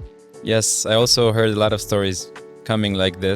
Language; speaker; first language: English; non-native, fluent; Romanian